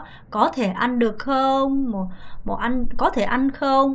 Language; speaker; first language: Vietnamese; non-native, fluent; Korean